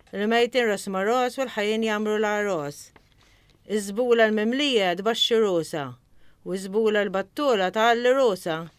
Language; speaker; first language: Maltese; native; Maltese